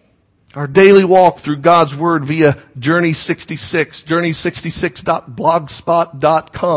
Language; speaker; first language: English; native; English